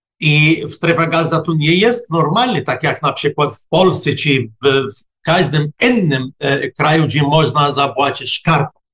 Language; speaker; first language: Polish; non-native, fluent; Arabic